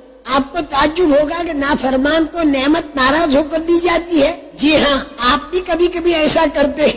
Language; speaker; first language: Urdu; native; Urdu